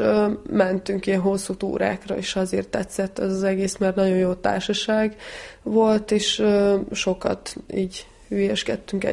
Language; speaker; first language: Hungarian; early bilingual, heritage; Hungarian